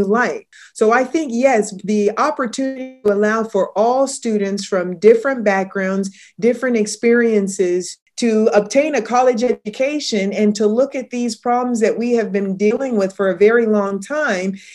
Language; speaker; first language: English; native; English